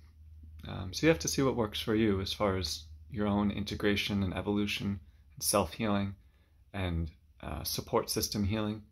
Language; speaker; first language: English; native; English